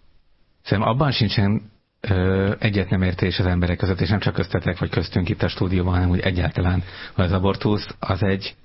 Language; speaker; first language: Hungarian; native; Hungarian